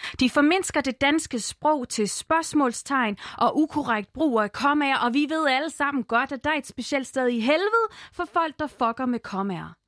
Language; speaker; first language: Danish; early bilingual, other home language; Arabic